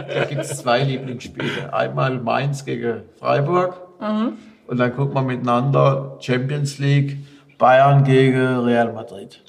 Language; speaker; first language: German; native; German